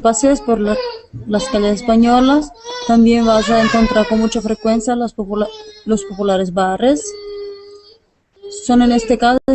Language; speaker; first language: Spanish; non-native, learner; Portuguese